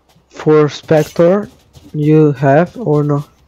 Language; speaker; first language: English; non-native, learner; Serbian